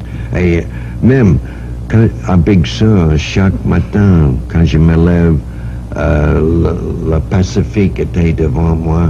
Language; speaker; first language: French; non-native, learner; English